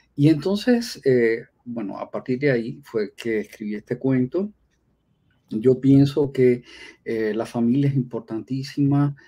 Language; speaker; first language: Spanish; native; Spanish